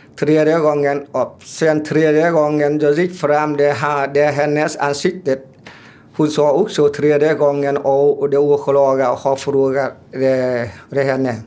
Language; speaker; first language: Swedish; non-native, learner; Vietnamese